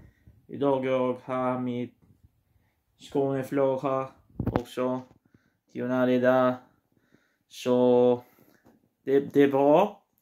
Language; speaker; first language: Swedish; non-native, learner; Portuguese